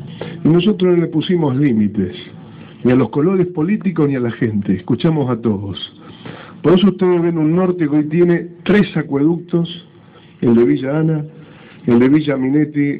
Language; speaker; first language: Spanish; native; Spanish